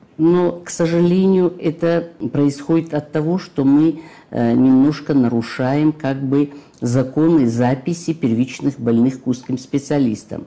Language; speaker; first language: Russian; native; Russian